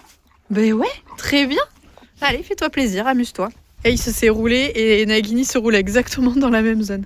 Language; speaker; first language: French; native; French